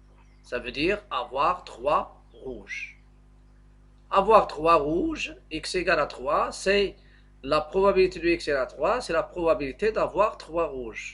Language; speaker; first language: French; non-native, local second language; Arabic